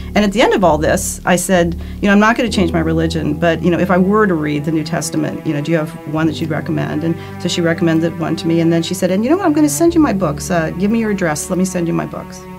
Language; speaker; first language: English; native; English